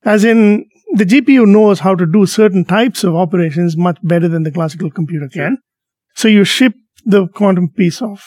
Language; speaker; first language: English; non-native, local second language; Tamil